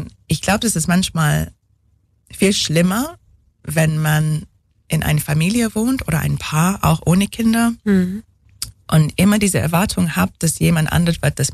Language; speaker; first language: German; non-native, fluent; English